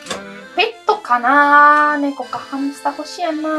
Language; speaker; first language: Japanese; non-native, fluent; Italian